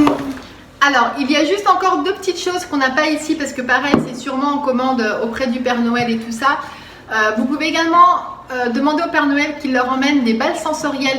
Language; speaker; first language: French; native; French